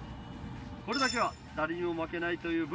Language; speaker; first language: Japanese; native; Japanese